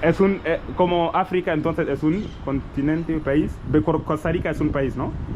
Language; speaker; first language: Spanish; non-native, local second language; French